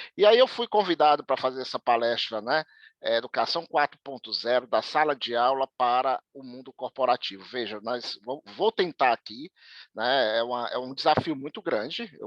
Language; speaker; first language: Portuguese; native; Portuguese